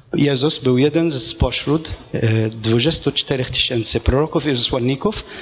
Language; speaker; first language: Polish; non-native, fluent; Arabic